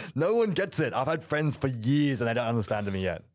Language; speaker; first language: English; early bilingual, other home language; Malay